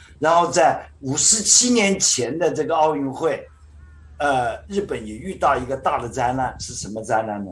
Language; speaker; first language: Chinese; native; Chinese